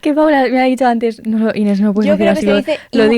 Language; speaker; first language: Spanish; native; Spanish